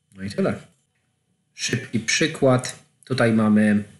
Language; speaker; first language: English; non-native, fluent; Polish